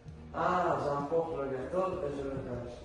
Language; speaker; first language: French; non-native, learner; Uzbek